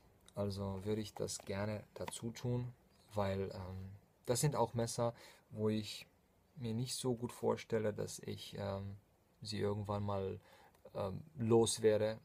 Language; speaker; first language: German; non-native, fluent; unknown